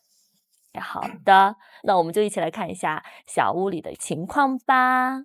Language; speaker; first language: Chinese; native; Chinese